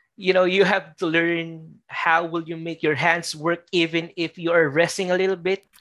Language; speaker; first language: English; non-native, local second language; Filipino